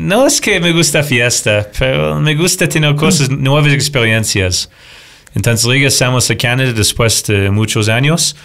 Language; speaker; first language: Spanish; non-native, fluent; English